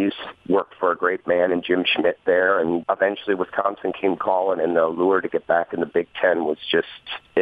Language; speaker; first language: English; native; English